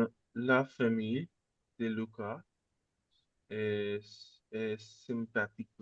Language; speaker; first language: French; non-native, learner; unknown